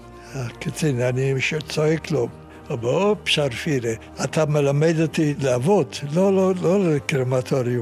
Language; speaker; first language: Hebrew; non-native, fluent; Yiddish